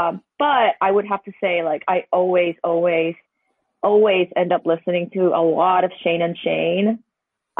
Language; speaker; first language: English; non-native, local second language; Cantonese